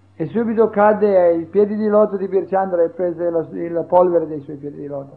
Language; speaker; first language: Italian; native; Italian